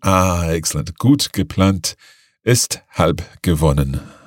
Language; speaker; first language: German; non-native, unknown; English